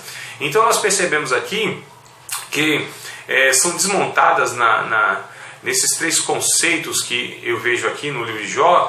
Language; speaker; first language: Portuguese; native; Portuguese